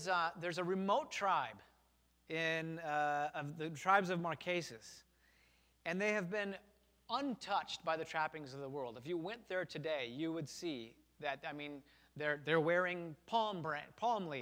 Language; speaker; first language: English; native; English